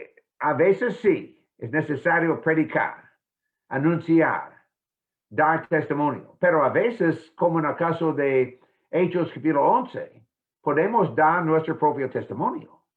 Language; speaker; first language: Spanish; non-native, fluent; English